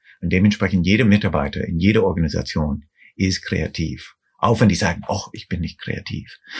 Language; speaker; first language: German; non-native, fluent; English